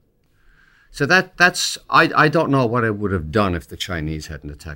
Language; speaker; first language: English; native; English